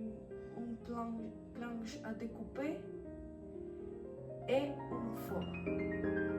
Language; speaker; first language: French; non-native, learner; Spanish